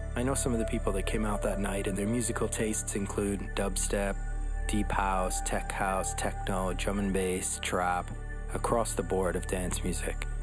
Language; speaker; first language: English; native; English